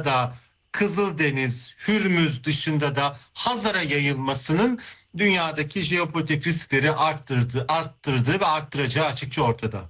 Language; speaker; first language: Turkish; native; Turkish